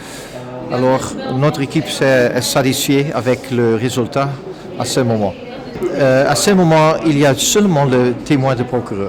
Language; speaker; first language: French; non-native, learner; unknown